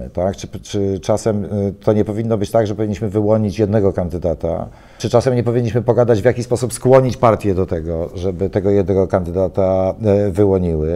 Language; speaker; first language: Polish; native; Polish